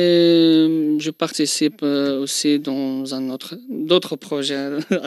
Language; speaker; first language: French; non-native, local second language; Arabic